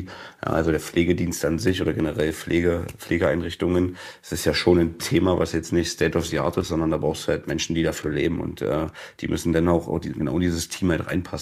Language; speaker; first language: German; native; German